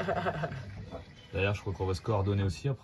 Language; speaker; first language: French; native; French